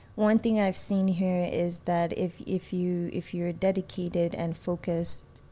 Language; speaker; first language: English; native; English